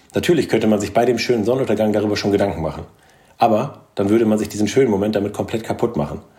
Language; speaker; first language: German; native; German